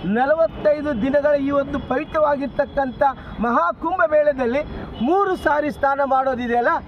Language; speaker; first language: Kannada; native; Kannada